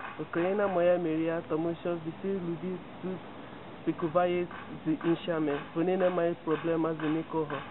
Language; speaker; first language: Ukrainian; non-native, learner; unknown